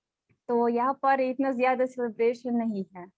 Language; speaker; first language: Hindi; non-native, learner; Russian